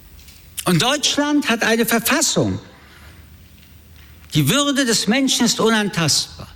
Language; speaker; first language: German; early bilingual, other home language; French